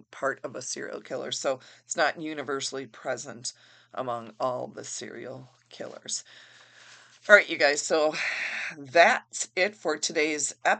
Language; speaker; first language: English; native; English